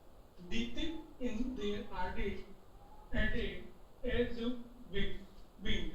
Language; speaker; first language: German; non-native, learner; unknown